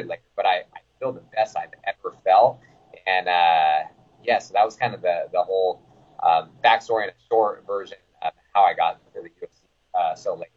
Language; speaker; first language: English; native; English